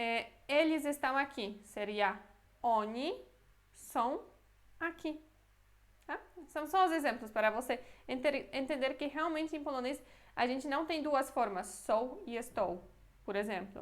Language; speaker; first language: Portuguese; non-native, fluent; Polish